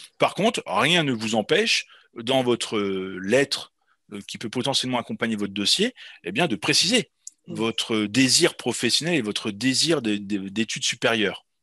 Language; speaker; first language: French; native; French